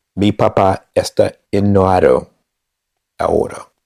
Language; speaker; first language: Spanish; non-native, learner; English